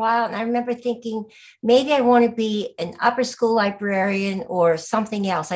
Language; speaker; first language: English; native; English